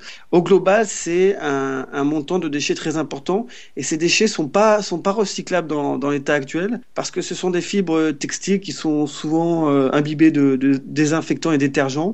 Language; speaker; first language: French; native; French